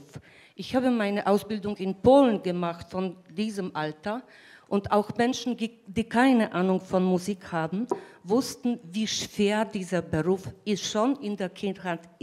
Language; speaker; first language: German; non-native, fluent; Polish